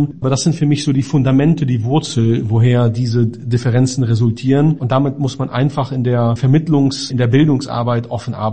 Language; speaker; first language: German; native; German